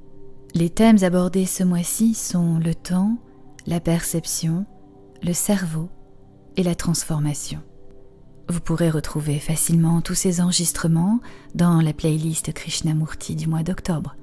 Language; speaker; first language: French; native; French